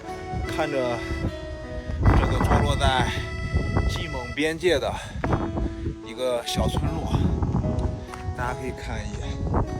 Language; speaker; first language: Chinese; native; Chinese